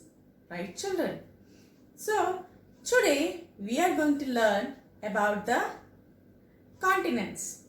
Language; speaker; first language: English; non-native, local second language; Telugu